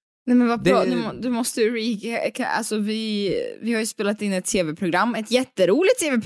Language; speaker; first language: Swedish; native; Swedish